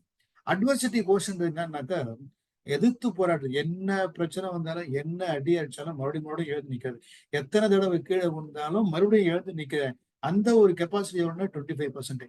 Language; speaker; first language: Tamil; native; Tamil